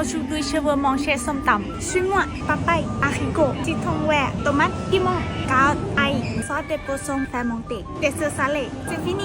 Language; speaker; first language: French; non-native, learner; Thai